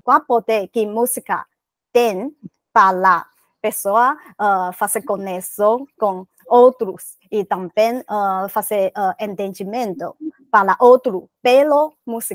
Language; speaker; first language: Portuguese; non-native, learner; Chinese